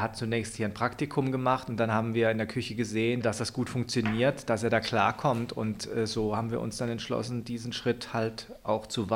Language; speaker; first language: German; native; German